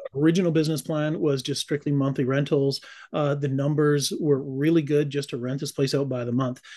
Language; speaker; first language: English; native; English